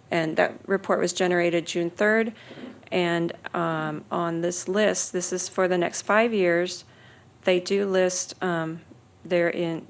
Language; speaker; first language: English; native; English